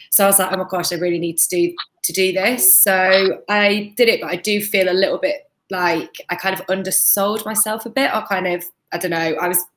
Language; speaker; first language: English; native; English